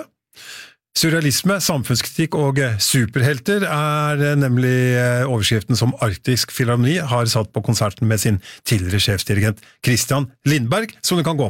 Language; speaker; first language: Norwegian; native; Norwegian